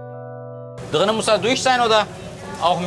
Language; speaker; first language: German; non-native, learner; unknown